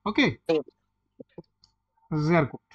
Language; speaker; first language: German; non-native, learner; Bangla